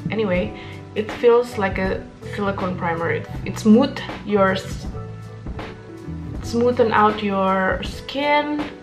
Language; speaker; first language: English; non-native, fluent; Indonesian